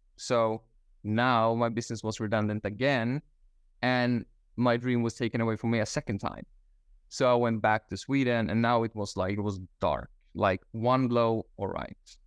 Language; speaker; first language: English; non-native, fluent; Swedish